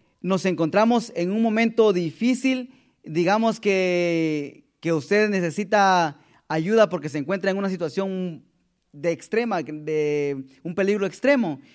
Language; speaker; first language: Spanish; native; Spanish